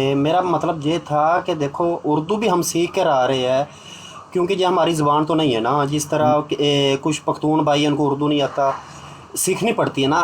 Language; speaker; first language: Urdu; non-native, local second language; Punjabi